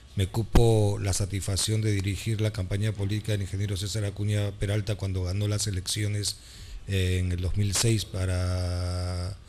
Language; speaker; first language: Spanish; native; Spanish